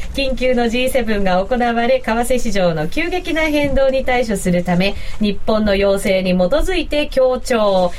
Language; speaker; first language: Japanese; native; Japanese